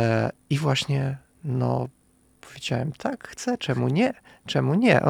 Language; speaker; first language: Polish; non-native, fluent; Russian